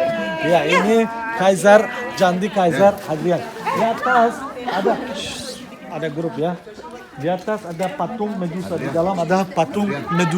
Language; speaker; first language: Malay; non-native, fluent; Turkish